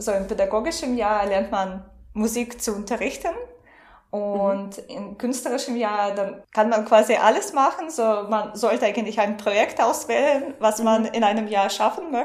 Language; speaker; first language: German; non-native, fluent; Russian